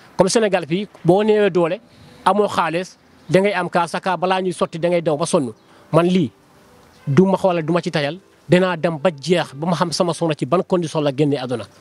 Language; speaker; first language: Wolof; non-native, local second language; Fula